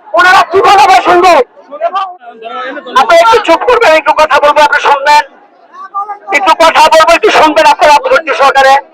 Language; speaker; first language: Bangla; native; Bangla